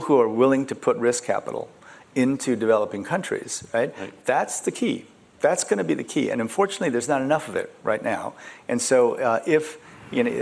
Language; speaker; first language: English; early bilingual, other home language; Korean